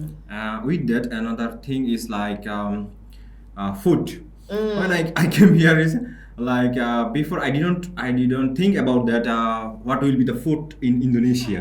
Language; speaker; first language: English; non-native, local second language; Bangla